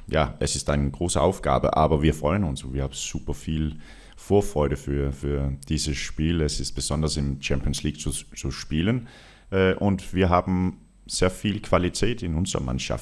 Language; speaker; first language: German; non-native, fluent; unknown